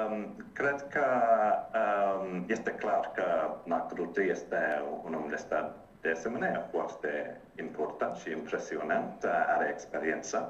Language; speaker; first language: Romanian; non-native, learner; English